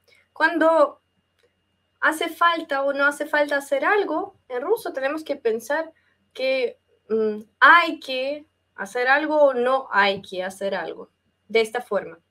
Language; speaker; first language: Spanish; non-native, fluent; Russian